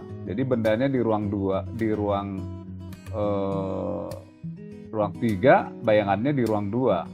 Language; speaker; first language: Indonesian; native; Indonesian